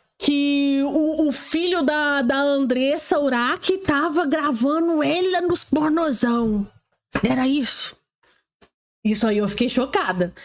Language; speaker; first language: Portuguese; native; Portuguese